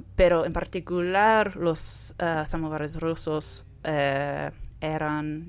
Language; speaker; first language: Spanish; non-native, fluent; Persian